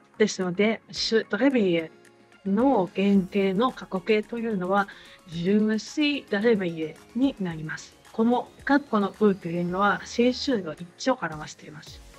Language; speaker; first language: Japanese; native; Japanese